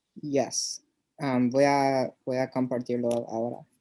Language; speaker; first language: Spanish; non-native, learner; English